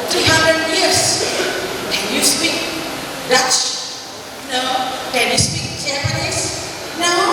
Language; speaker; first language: English; non-native, fluent; Indonesian